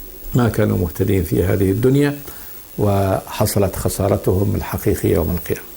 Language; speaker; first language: Arabic; native; Arabic